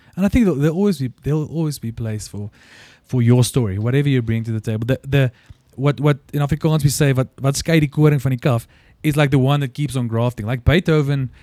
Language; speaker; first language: English; non-native, local second language; Afrikaans